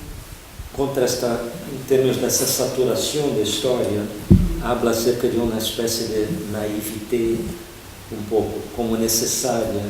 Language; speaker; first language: Spanish; non-native, fluent; Portuguese